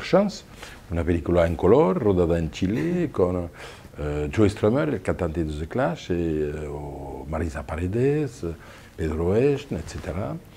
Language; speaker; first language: Spanish; non-native, fluent; French